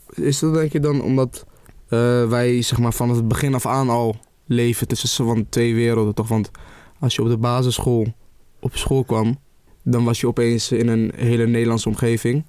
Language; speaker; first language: Dutch; early bilingual, other home language; Arabic